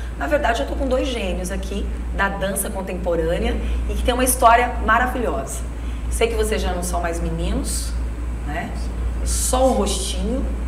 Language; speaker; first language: Portuguese; native; Portuguese